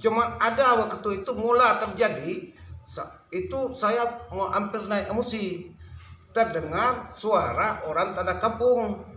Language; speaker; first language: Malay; non-native, local second language; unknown